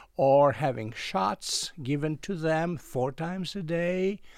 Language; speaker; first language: English; non-native, fluent; Greek